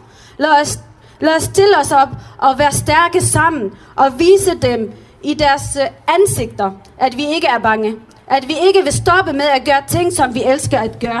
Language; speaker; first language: Danish; early bilingual, other home language; Arabic